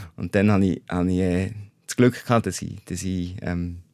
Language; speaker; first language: German; native; German